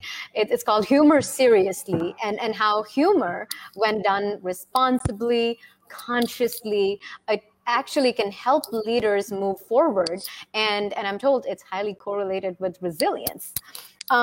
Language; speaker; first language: English; non-native, local second language; Hindi